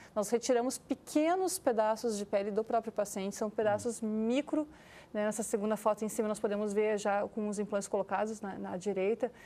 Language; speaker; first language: Portuguese; native; Portuguese